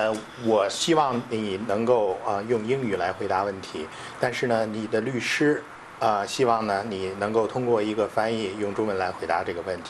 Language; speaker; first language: Chinese; native; Chinese